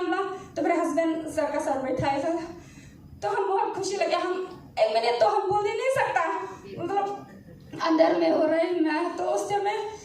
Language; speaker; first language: Hindi; non-native, local second language; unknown